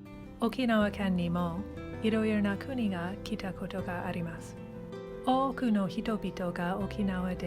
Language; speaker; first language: Japanese; non-native, learner; English